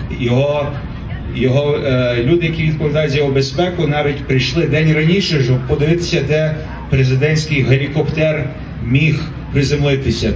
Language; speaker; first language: Ukrainian; early bilingual, heritage; Ukrainian